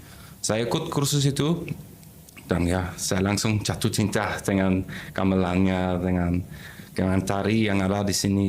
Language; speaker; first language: Indonesian; non-native, fluent; German